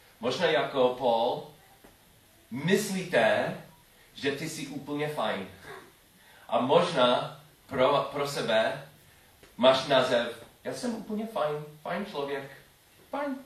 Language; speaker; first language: Czech; non-native, learner; English